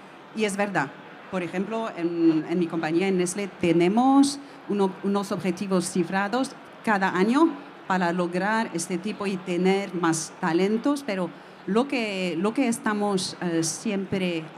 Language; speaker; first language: Spanish; non-native, fluent; French